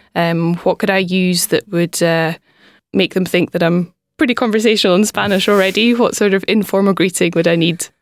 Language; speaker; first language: English; native; English